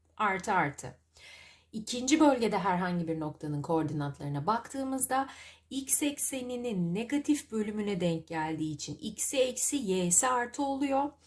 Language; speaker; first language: Turkish; native; Turkish